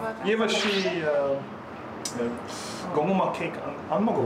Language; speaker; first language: Korean; non-native, learner; Latvian